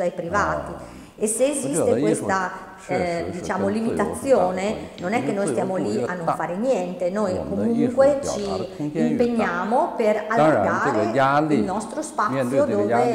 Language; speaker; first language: Italian; non-native, fluent; Chinese